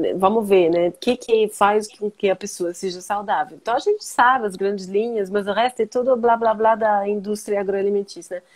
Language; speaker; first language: Portuguese; non-native, fluent; French